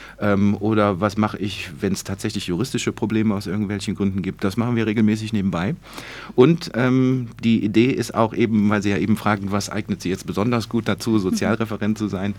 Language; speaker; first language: German; native; German